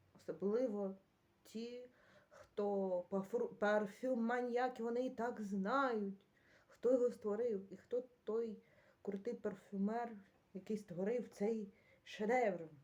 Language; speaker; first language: Ukrainian; native; Ukrainian